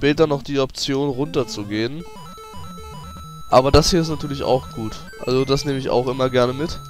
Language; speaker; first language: German; native; German